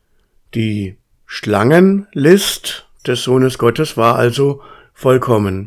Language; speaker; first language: German; native; German